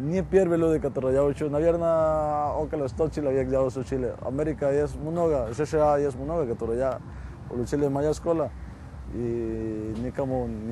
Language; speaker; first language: Russian; non-native, learner; Spanish